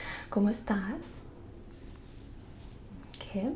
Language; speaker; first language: Spanish; non-native, fluent; English